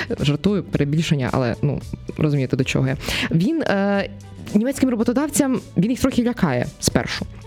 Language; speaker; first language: Ukrainian; native; Ukrainian